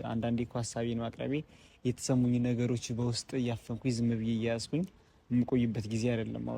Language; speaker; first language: Amharic; native; Amharic